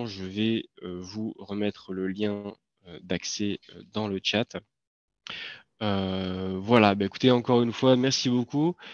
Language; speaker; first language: French; native; French